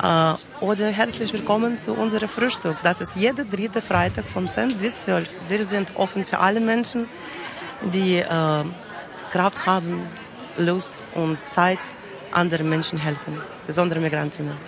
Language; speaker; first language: German; non-native, learner; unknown